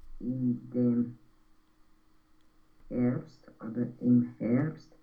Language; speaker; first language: German; non-native, learner; Romanian